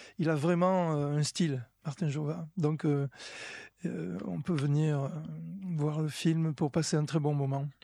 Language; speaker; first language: French; native; French